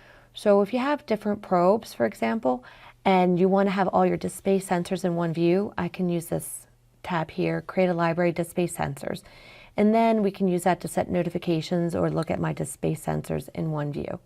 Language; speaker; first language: English; native; English